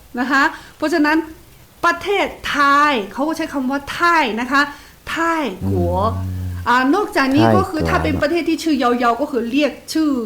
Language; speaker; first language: Thai; non-native, fluent; Chinese